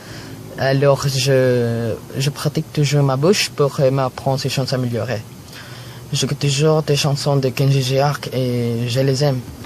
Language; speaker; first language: French; non-native, learner; Filipino